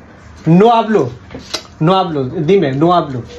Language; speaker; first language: Spanish; non-native, learner; Bangla